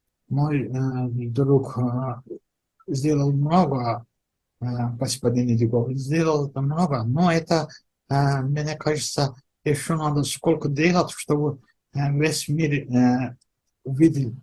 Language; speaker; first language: Russian; non-native, fluent; Azerbaijani